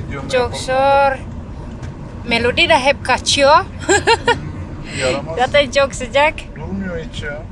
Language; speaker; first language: Turkish; non-native, learner; Indonesian